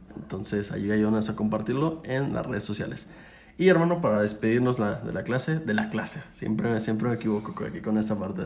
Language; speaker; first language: Spanish; native; Spanish